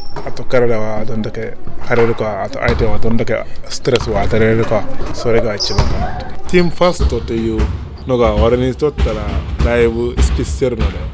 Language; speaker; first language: Japanese; non-native, fluent; Wolof